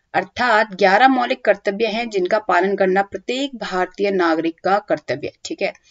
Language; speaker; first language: Hindi; native; Hindi